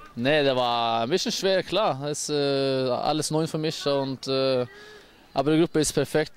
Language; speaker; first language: German; non-native, learner; Norwegian